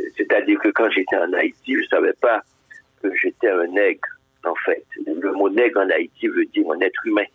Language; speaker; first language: French; non-native, local second language; Haitian Creole